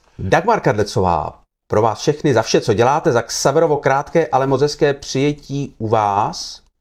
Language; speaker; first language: Czech; native; Czech